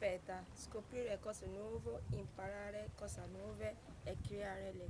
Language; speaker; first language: Italian; non-native, learner; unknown